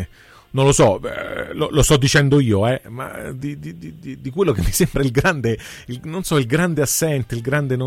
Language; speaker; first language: Italian; native; Italian